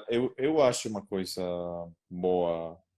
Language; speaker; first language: Portuguese; non-native, learner; Spanish